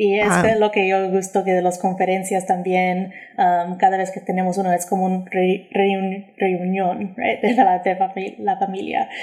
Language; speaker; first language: Spanish; early bilingual, heritage; English